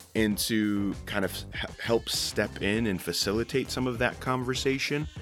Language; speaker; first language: English; native; English